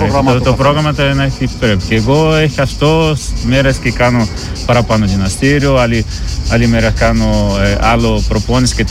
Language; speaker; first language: Greek; non-native, learner; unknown